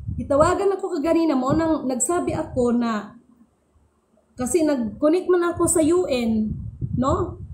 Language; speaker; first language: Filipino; non-native, local second language; Cebuano